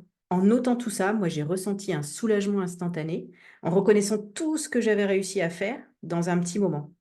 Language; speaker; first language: French; native; French